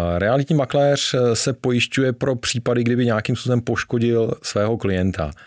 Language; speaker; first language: Czech; native; Czech